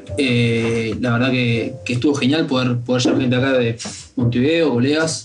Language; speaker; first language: Spanish; native; Spanish